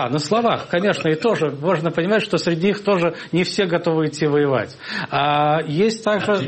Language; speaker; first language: Russian; native; Russian